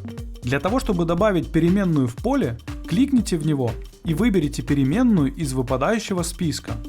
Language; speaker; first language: Russian; native; Russian